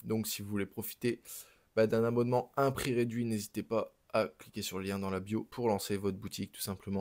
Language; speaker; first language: French; native; French